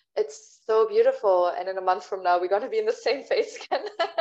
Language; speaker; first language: English; non-native, fluent; German